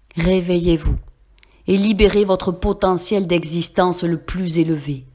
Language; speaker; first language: French; native; French